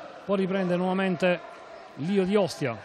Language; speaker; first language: Italian; native; Italian